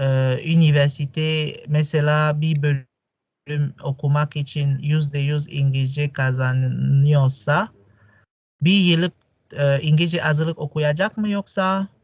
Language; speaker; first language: Turkish; non-native, fluent; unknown